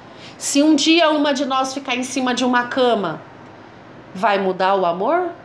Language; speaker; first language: Portuguese; native; Portuguese